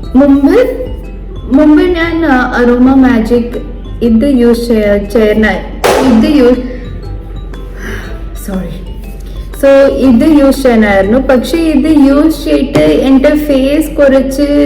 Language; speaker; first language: Malayalam; non-native, fluent; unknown